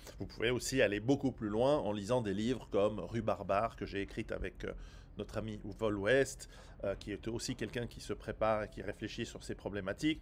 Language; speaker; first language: French; non-native, fluent; Italian